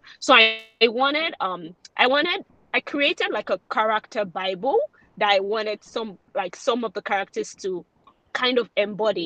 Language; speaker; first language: English; non-native, local second language; Yoruba